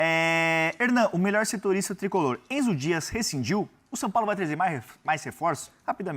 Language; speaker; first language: Portuguese; native; Portuguese